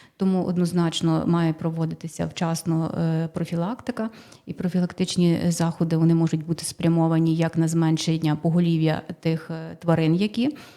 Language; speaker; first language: Ukrainian; native; Ukrainian